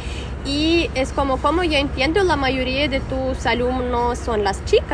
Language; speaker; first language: Spanish; non-native, fluent; Russian